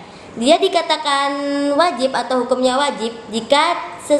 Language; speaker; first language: Indonesian; native; Indonesian